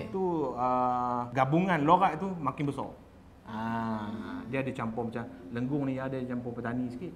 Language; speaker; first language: Malay; native; Malay